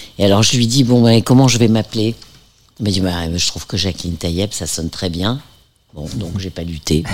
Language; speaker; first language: French; early bilingual, heritage; French